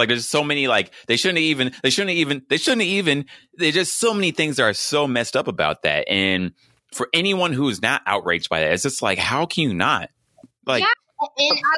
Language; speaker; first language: English; native; English